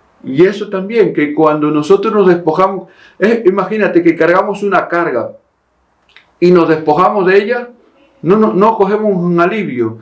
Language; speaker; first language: Spanish; native; Spanish